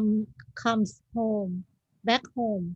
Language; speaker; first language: English; non-native, learner; Thai